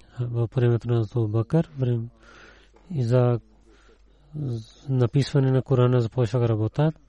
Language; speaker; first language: Bulgarian; non-native, learner; Urdu